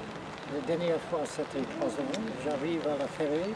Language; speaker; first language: French; non-native, learner; English